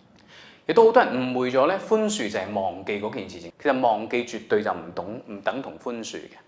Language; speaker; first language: Cantonese; native; Cantonese